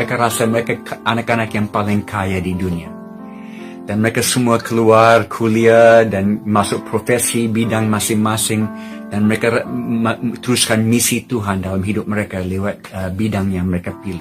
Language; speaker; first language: Indonesian; non-native, fluent; English